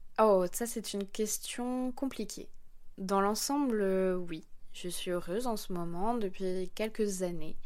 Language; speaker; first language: French; native; French